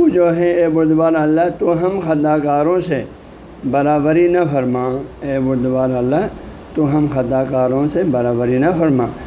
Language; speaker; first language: Urdu; non-native, local second language; Balti